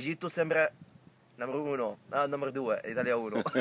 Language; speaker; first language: Italian; non-native, learner; Arabic